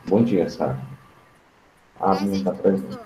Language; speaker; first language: Portuguese; native; Portuguese